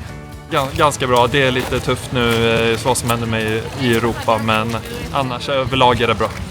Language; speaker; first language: Swedish; native; Swedish